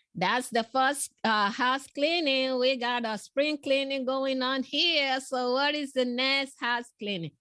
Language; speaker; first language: English; non-native, local second language; Yoruba